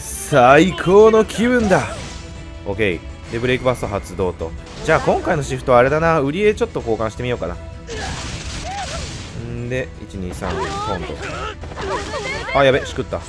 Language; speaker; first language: Japanese; native; Japanese